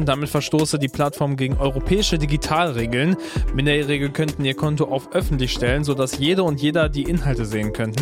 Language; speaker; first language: German; native; German